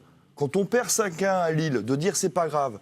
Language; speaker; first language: French; native; French